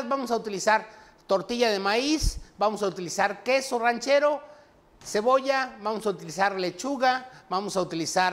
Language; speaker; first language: Spanish; native; Spanish